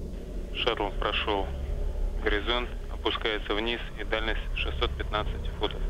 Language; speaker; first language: Russian; native; Russian